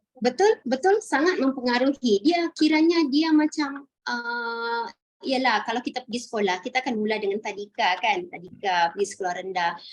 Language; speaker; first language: Malay; native; Malay